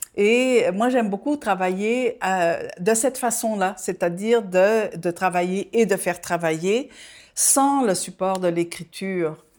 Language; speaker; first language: French; non-native, fluent; Dutch